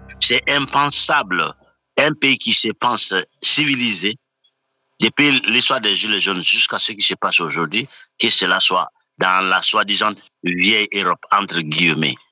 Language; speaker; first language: French; non-native, local second language; Bambara